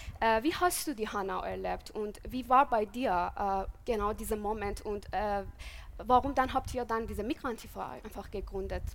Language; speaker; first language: German; non-native, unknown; Persian